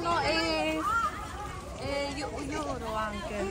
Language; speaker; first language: Italian; non-native, learner; Filipino